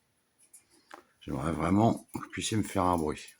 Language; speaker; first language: French; native; French